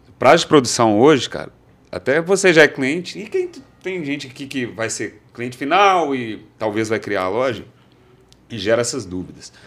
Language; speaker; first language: Portuguese; native; Portuguese